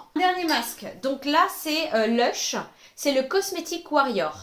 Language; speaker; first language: French; native; French